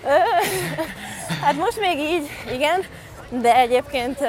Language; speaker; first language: Hungarian; native; Hungarian